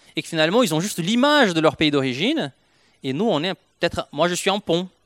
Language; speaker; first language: French; non-native, fluent; Portuguese